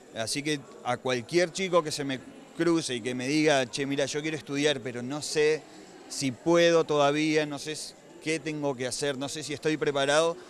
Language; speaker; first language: Spanish; native; Spanish